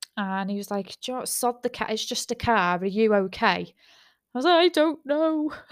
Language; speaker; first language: English; native; English